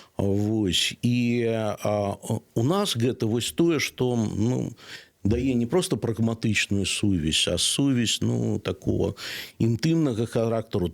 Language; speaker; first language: Belarusian; native; Belarusian